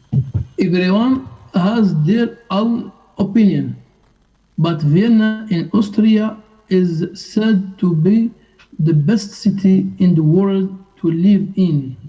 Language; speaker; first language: English; non-native, learner; Arabic